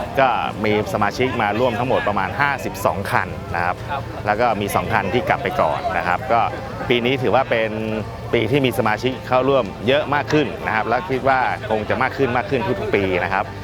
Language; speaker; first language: Thai; native; Thai